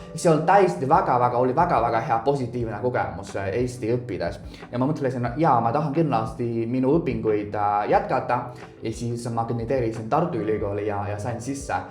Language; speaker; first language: Estonian; non-native, fluent; Chinese